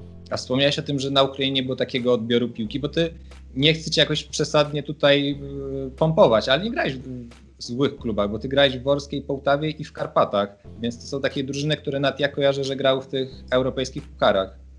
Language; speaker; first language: Polish; native; Polish